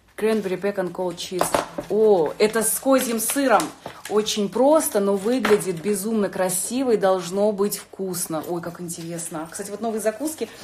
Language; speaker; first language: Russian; native; Russian